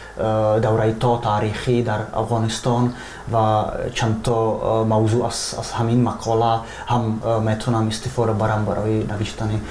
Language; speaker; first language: Persian; non-native, fluent; Czech